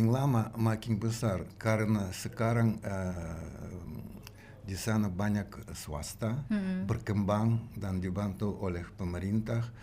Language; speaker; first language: Indonesian; non-native, learner; Russian